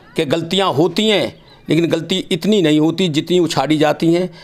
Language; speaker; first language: Hindi; native; Hindi